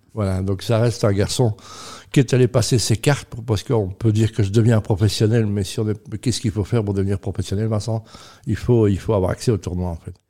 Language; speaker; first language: French; native; French